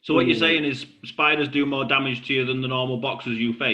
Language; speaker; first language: English; native; English